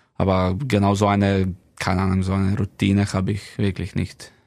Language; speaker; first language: German; non-native, fluent; Slovenian